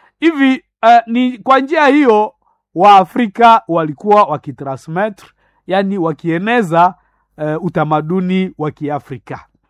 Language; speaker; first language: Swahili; non-native, local second language; Nande